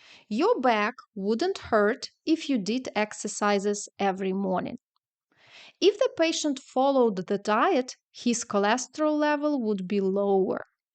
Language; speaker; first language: English; non-native, fluent; Ukrainian